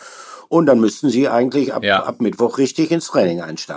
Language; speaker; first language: German; native; German